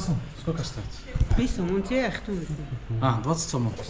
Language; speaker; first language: Russian; non-native, local second language; Tajik